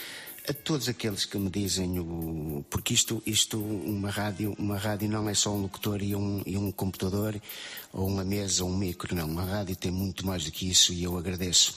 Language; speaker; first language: Portuguese; native; Portuguese